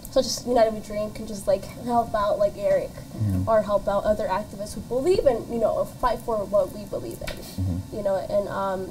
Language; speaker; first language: English; native; English